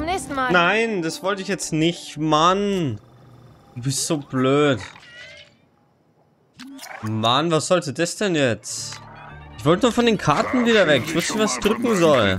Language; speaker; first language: German; native; German